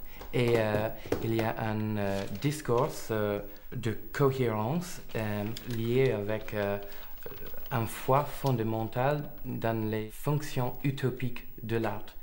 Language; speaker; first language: French; non-native, fluent; English